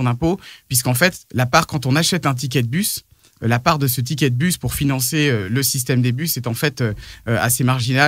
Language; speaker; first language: French; native; French